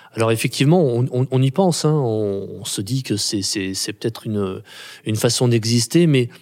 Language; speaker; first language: French; native; French